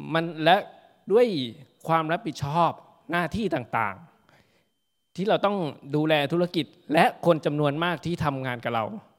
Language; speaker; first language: Thai; native; Thai